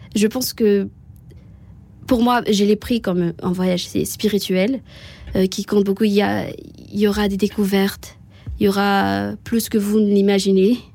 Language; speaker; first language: French; non-native, local second language; Malagasy